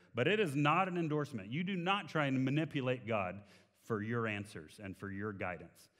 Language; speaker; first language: English; native; English